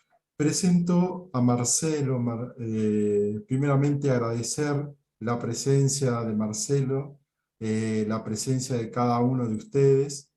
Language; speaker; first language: Spanish; native; Spanish